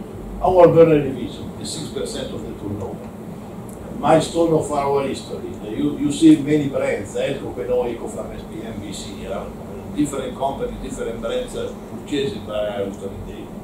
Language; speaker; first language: English; non-native, learner; Italian